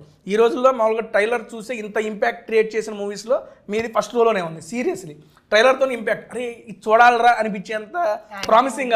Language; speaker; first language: Telugu; native; Telugu